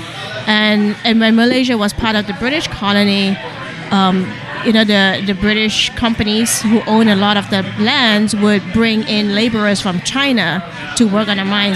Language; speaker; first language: English; non-native, local second language; Cantonese